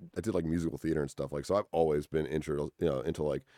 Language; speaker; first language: English; native; English